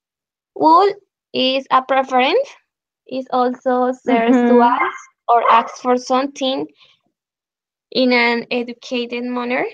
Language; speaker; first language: English; non-native, learner; Spanish